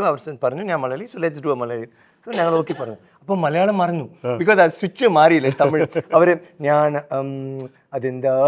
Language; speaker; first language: Malayalam; non-native, fluent; Tamil